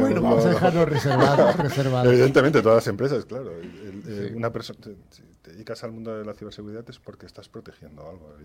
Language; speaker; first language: Spanish; native; Spanish